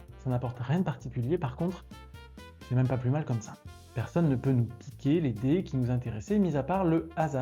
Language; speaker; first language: French; native; French